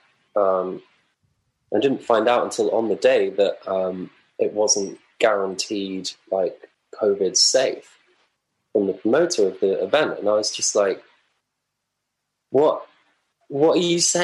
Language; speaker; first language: English; native; English